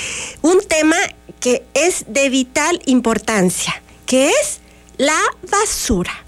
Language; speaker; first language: Spanish; native; Spanish